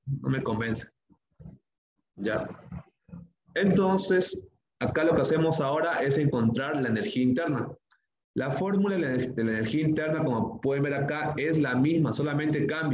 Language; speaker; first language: Spanish; native; Spanish